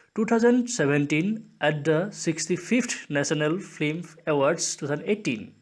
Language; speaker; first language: English; non-native, local second language; Assamese